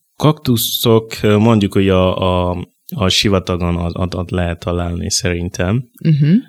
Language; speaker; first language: Hungarian; non-native, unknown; Mossi